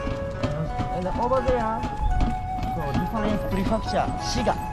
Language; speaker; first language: English; non-native, learner; Japanese